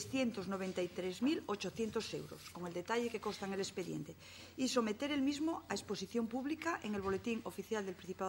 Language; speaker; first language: Spanish; native; Spanish